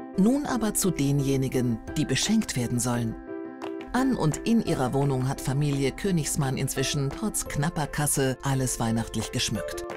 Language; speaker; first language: German; native; German